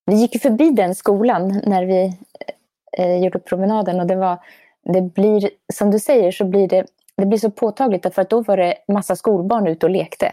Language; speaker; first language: Swedish; native; Swedish